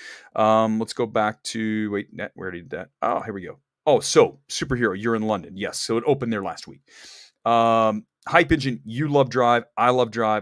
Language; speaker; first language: English; native; English